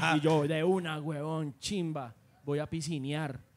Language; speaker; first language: Spanish; native; Spanish